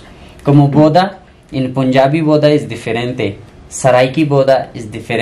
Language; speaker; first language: Spanish; non-native, learner; Punjabi